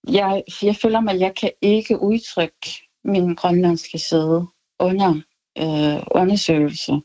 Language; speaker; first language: Danish; non-native, local second language; Kalaallisut